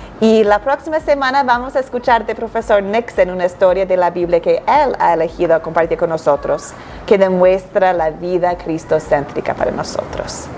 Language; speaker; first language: Spanish; non-native, fluent; English